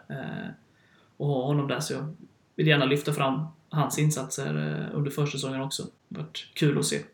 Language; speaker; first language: Swedish; native; Swedish